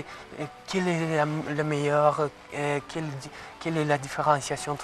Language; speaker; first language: French; non-native, fluent; Azerbaijani